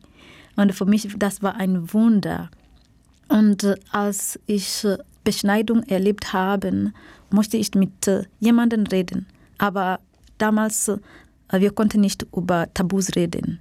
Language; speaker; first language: German; non-native, fluent; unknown